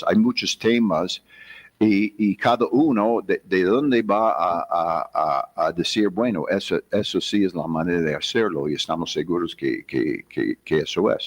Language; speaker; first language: Spanish; non-native, fluent; English